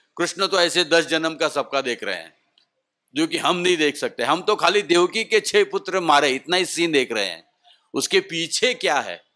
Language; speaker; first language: Hindi; non-native, local second language; Marathi